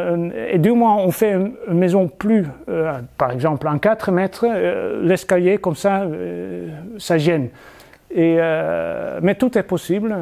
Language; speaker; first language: French; non-native, fluent; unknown